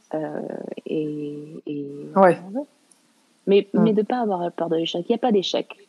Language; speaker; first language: French; early bilingual, other home language; Arabic